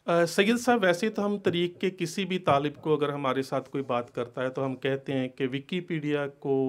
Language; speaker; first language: Hindi; non-native, local second language; Punjabi